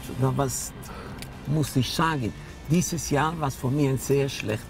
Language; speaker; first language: German; non-native, learner; Italian